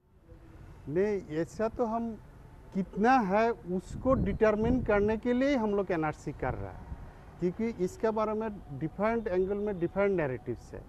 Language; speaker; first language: Urdu; non-native, local second language; Bangla